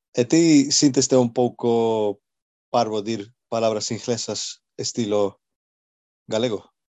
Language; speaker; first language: Galician; non-native, local second language; Spanish